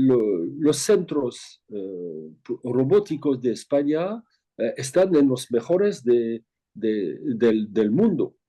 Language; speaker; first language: Spanish; non-native, fluent; French